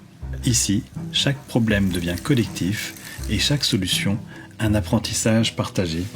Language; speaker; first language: French; native; French